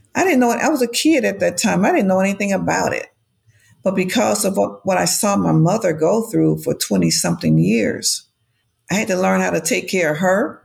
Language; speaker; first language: English; native; English